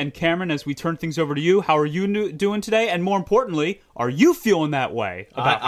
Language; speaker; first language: English; native; English